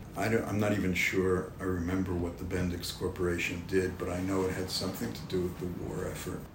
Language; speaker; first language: English; native; English